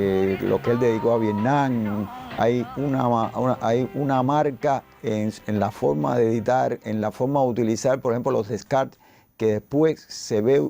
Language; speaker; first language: Spanish; native; Spanish